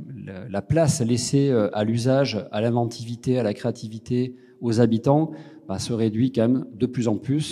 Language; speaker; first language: French; native; French